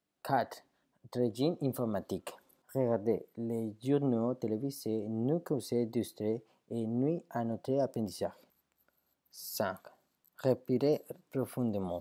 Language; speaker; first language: French; non-native, fluent; Spanish